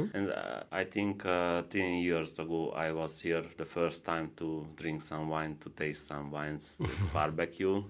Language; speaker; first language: English; non-native, learner; Hungarian